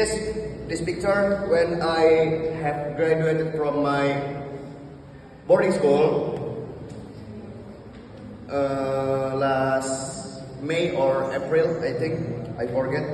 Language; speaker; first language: English; non-native, learner; Indonesian